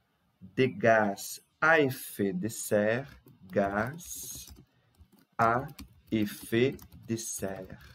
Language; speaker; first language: French; non-native, fluent; Portuguese